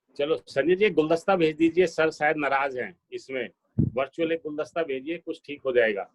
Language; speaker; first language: Hindi; native; Hindi